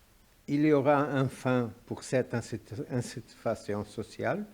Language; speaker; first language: French; non-native, fluent; Portuguese